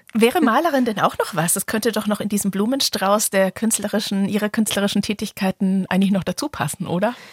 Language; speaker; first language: German; native; German